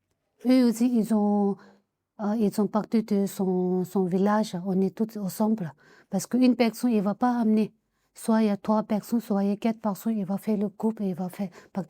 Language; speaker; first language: French; non-native, learner; Tibetan